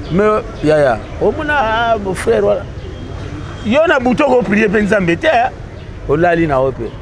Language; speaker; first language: Lingala; native; Lingala